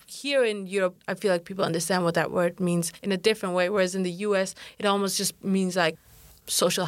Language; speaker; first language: English; non-native, fluent; Kurdish